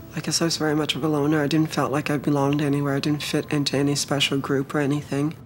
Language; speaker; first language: English; early bilingual, other home language; Vietnamese